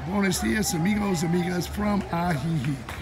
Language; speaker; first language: Spanish; non-native, learner; English